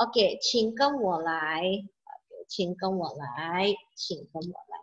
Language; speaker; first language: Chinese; non-native, fluent; Indonesian